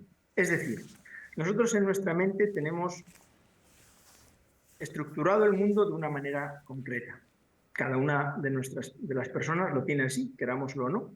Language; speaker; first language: Spanish; native; Spanish